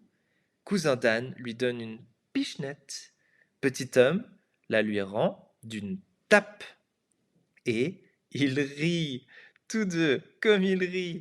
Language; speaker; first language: French; non-native, fluent; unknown